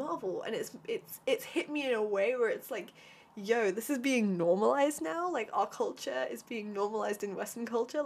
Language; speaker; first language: English; native; English